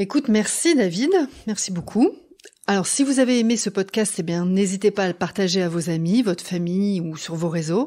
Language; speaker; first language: French; native; French